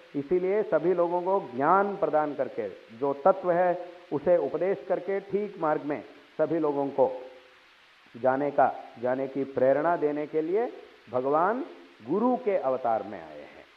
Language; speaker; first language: Hindi; non-native, local second language; Telugu